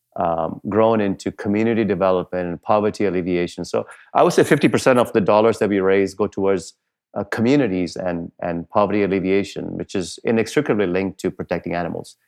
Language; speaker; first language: English; non-native, local second language; Punjabi